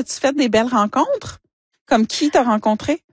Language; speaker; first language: French; native; French